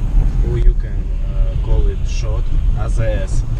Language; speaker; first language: English; non-native, learner; Russian